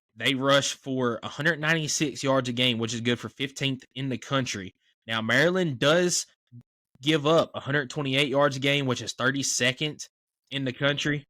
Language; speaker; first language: English; native; English